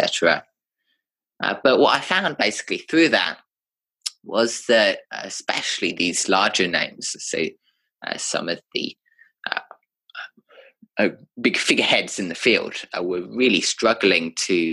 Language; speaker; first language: English; native; English